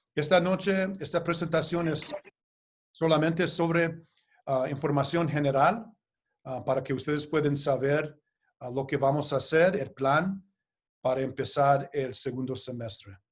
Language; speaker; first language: Spanish; early bilingual, heritage; Spanish